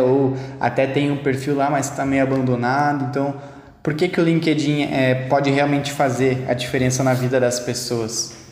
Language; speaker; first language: Portuguese; native; Portuguese